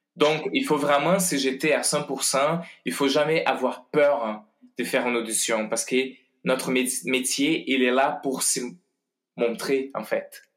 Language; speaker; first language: French; non-native, fluent; Portuguese